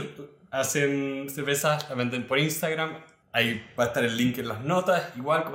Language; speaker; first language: Spanish; native; Spanish